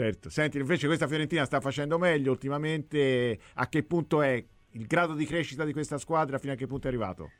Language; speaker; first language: Italian; native; Italian